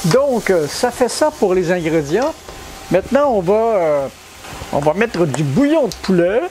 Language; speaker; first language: French; native; French